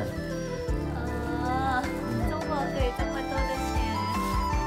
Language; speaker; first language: Chinese; non-native, learner; Lao